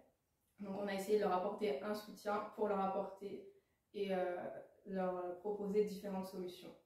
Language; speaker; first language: French; native; French